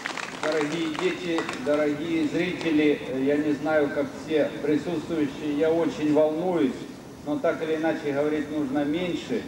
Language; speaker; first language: Russian; native; Russian